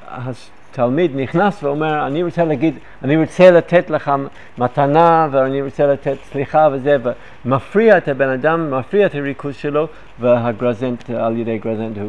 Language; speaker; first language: Hebrew; non-native, fluent; English